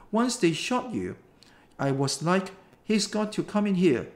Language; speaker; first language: English; non-native, local second language; Cantonese